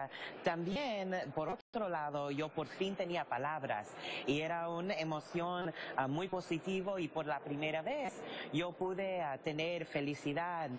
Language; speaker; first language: Spanish; early bilingual, heritage; English